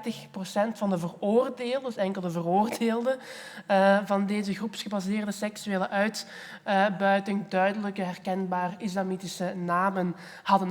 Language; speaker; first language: Dutch; native; Dutch